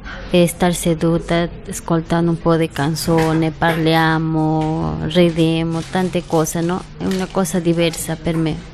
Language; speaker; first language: Italian; non-native, fluent; Spanish